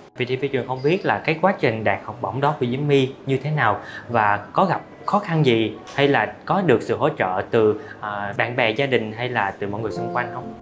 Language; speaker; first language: Vietnamese; native; Vietnamese